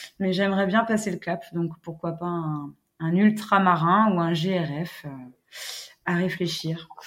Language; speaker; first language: French; non-native, fluent; English